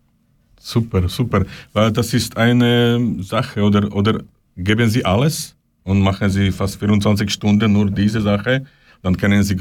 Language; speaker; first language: German; non-native, learner; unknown